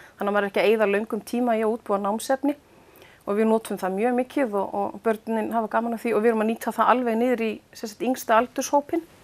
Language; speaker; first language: Icelandic; native; Icelandic